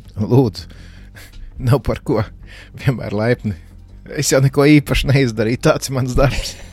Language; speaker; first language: Latvian; native; Latvian